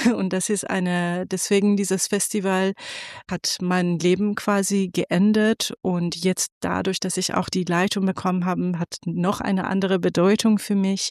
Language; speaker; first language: German; non-native, fluent; Persian